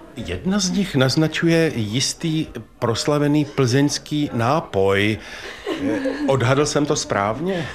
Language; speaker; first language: Czech; native; Czech